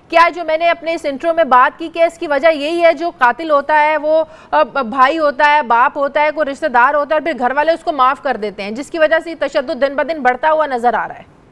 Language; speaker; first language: Urdu; native; Urdu